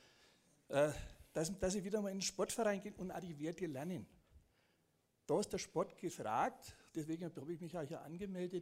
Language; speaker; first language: German; native; German